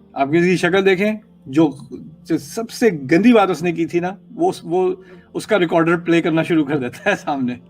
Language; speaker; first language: Urdu; early bilingual, heritage; Urdu